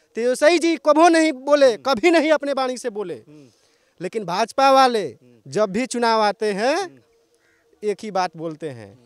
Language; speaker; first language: Hindi; native; Hindi